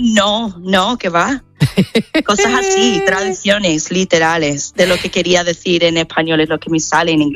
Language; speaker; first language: Spanish; non-native, fluent; English